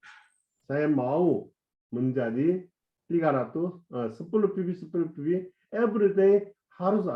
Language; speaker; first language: Indonesian; non-native, fluent; Korean